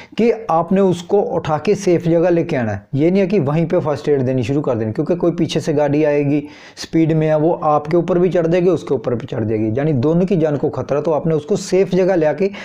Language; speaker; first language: Hindi; non-native, local second language; Punjabi